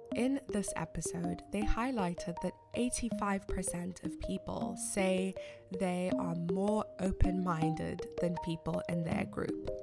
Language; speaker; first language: English; non-native, local second language; Shona